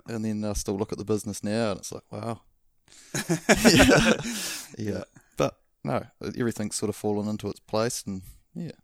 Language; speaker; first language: English; native; English